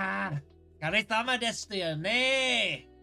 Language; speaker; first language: Japanese; non-native, learner; English